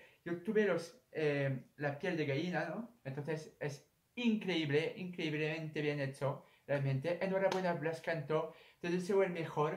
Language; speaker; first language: Spanish; non-native, fluent; French